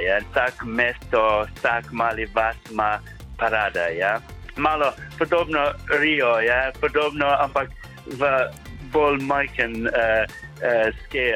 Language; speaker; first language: Slovenian; non-native, learner; English